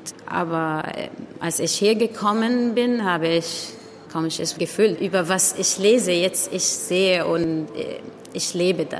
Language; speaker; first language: German; non-native, learner; Arabic